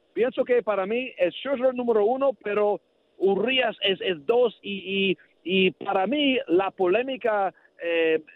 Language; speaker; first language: Spanish; non-native, learner; English